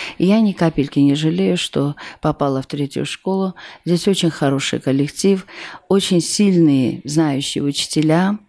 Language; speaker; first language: Russian; non-native, local second language; Armenian